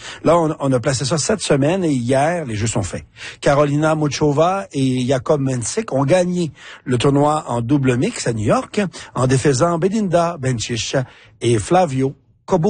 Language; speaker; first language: French; native; French